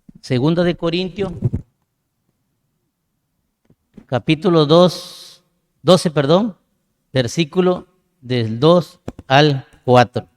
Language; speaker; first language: Spanish; native; Spanish